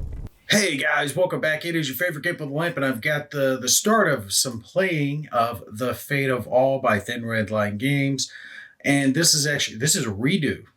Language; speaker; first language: English; native; English